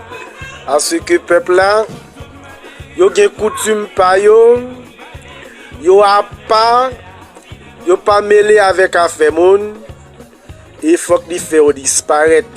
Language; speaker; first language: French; non-native, local second language; Haitian Creole